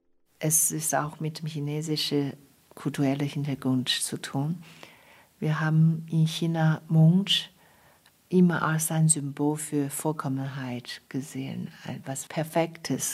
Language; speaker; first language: German; non-native, fluent; Chinese